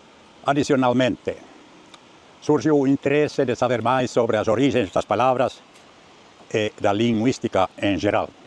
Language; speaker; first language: Portuguese; non-native, learner; Finnish